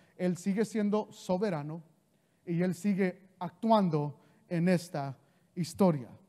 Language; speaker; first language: Spanish; early bilingual, heritage; Spanish